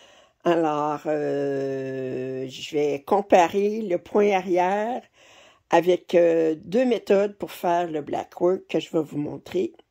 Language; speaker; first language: French; native; French